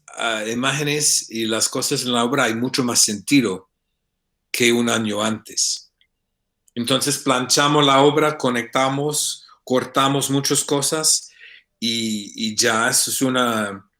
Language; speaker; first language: Spanish; non-native, fluent; English